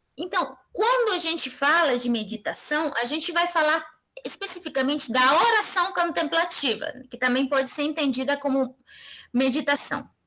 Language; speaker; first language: Portuguese; non-native, fluent; Spanish